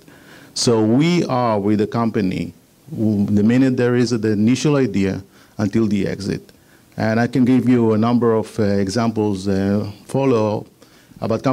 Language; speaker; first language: English; non-native, fluent; Hebrew